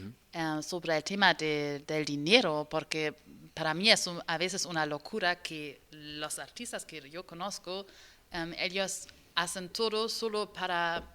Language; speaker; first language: Spanish; non-native, learner; German